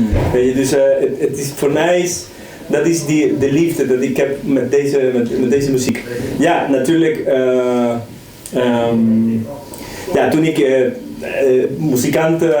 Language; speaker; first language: Dutch; non-native, fluent; Spanish